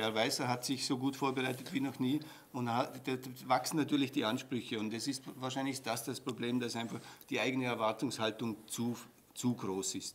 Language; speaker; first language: German; native; German